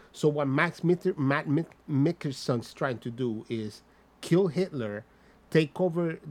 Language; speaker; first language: English; non-native, fluent; Spanish